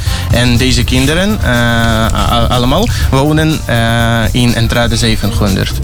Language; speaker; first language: Dutch; non-native, learner; Ukrainian